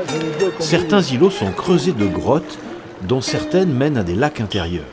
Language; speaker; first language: French; native; French